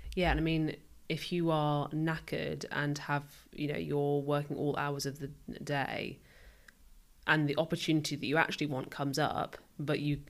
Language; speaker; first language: English; native; English